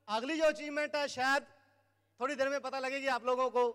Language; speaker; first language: Hindi; native; Hindi